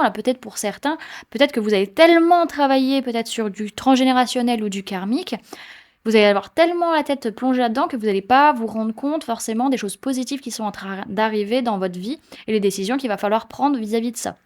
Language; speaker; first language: French; native; French